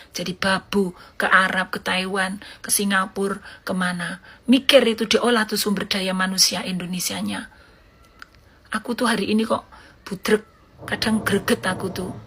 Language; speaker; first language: Indonesian; native; Indonesian